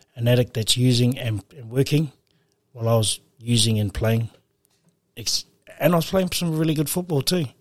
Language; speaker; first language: English; native; English